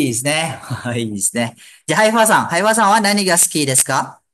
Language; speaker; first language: Japanese; non-native, fluent; Malay